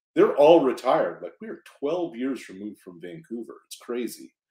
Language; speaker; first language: English; native; English